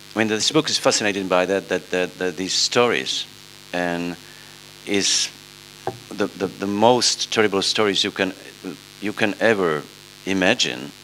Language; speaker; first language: English; non-native, fluent; Slovak